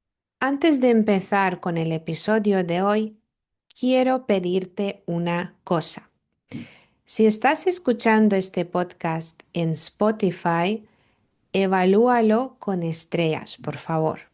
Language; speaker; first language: Spanish; non-native, fluent; Lithuanian